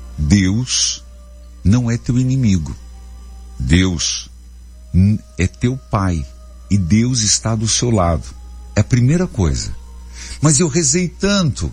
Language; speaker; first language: Portuguese; native; Portuguese